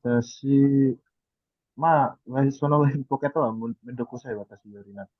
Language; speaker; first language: Japanese; non-native, learner; Indonesian